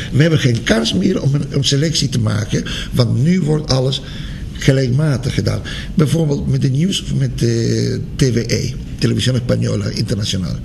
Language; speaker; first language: Dutch; non-native, fluent; Spanish